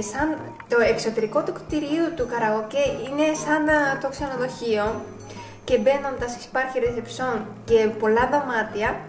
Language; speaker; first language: Greek; non-native, fluent; Japanese